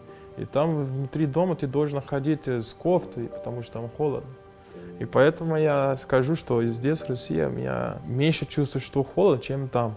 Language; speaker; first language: Russian; non-native, fluent; Portuguese